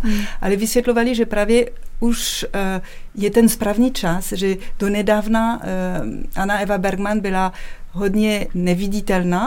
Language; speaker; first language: Czech; non-native, fluent; French